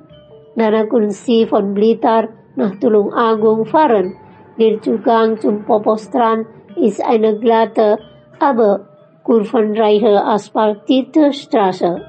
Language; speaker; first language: German; non-native, fluent; Indonesian